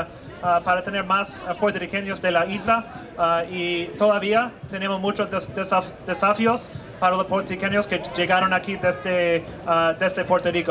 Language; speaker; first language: Spanish; non-native, fluent; English